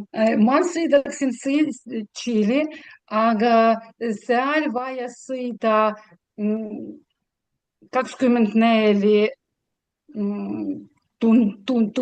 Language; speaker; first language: Estonian; non-native, learner; Russian